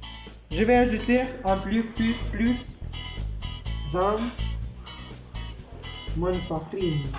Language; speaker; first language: French; non-native, learner; Spanish